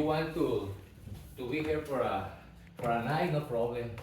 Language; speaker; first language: English; non-native, learner; Spanish